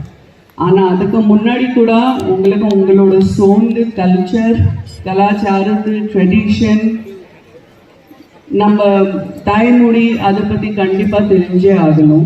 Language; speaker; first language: Tamil; non-native, local second language; Gujarati